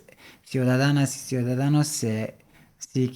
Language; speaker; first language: Spanish; non-native, fluent; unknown